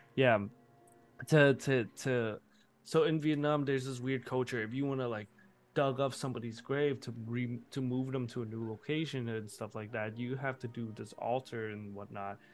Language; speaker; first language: English; early bilingual, other home language; Vietnamese